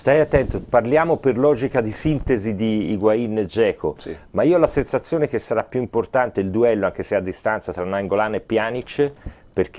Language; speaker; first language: Italian; native; Italian